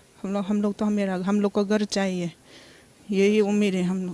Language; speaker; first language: Hindi; non-native, local second language; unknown